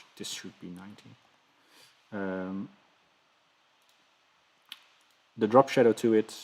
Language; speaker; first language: English; non-native, fluent; Dutch